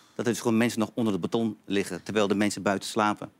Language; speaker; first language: Dutch; native; Dutch